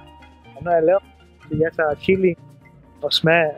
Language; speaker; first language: Danish; non-native, learner; Swahili